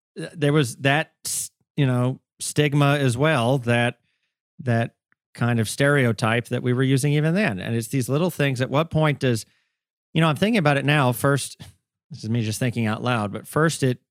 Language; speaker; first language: English; native; English